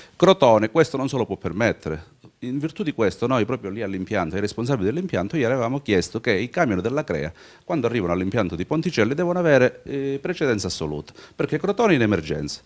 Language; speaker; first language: Italian; native; Italian